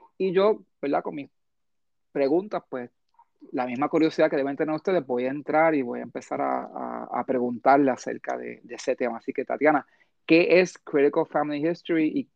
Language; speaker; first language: Spanish; early bilingual, heritage; Spanish